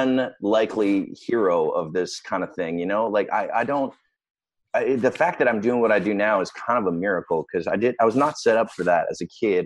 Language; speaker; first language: English; native; English